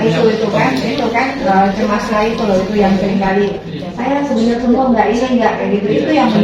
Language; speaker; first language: Indonesian; native; Indonesian